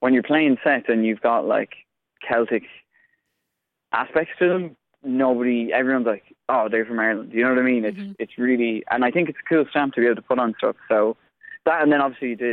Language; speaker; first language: English; native; English